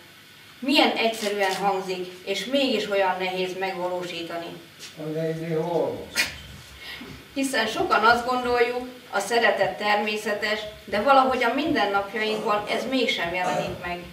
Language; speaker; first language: Hungarian; native; Hungarian